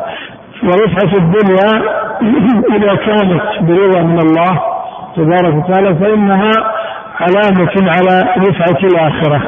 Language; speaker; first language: Arabic; native; Arabic